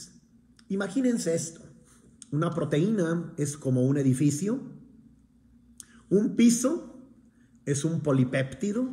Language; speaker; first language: Spanish; native; Spanish